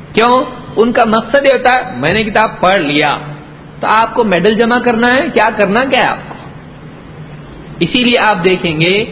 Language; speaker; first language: Urdu; native; Urdu